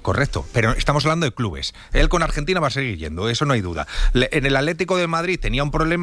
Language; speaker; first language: Spanish; native; Spanish